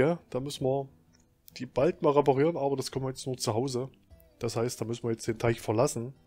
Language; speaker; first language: German; native; German